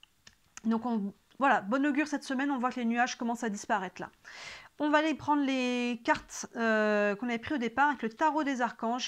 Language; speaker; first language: French; native; French